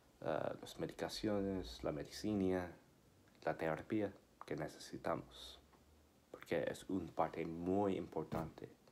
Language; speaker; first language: Spanish; non-native, learner; English